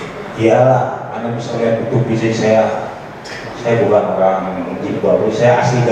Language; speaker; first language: Indonesian; native; Indonesian